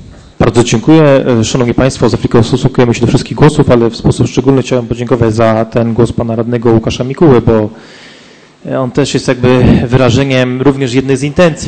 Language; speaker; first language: Polish; native; Polish